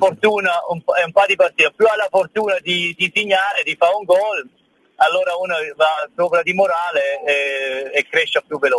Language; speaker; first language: Italian; early bilingual, heritage; German